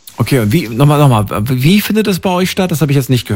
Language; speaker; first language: German; native; German